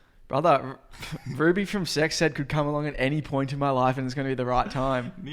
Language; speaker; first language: English; native; English